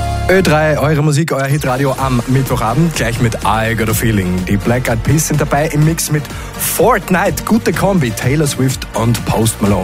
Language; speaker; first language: German; native; German